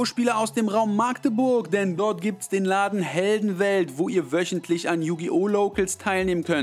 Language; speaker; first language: German; native; German